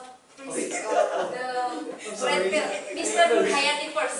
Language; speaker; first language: English; non-native, learner; Indonesian